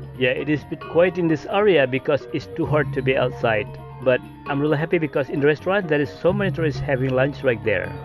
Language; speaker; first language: English; non-native, learner; Indonesian